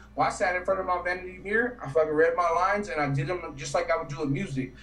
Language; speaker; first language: English; native; English